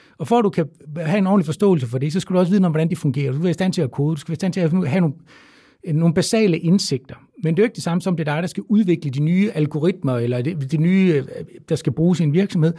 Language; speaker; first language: Danish; native; Danish